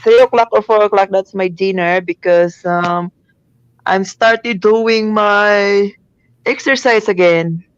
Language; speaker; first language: English; non-native, local second language; Filipino